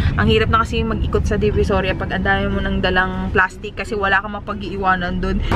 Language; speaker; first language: Filipino; native; Filipino